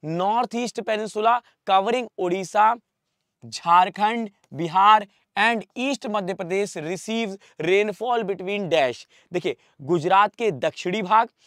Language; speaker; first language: Hindi; native; Hindi